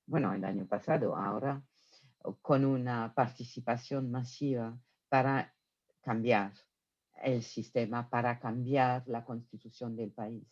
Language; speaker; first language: Spanish; non-native, fluent; French